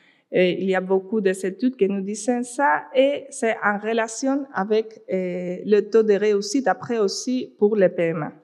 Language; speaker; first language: French; non-native, fluent; Spanish